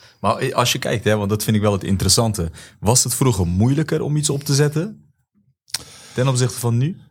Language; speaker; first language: Dutch; native; Dutch